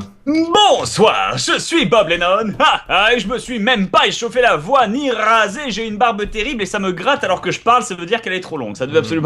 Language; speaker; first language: French; native; French